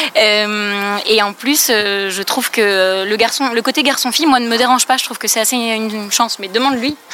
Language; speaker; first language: French; native; French